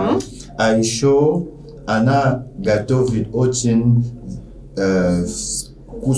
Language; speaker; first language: Russian; non-native, learner; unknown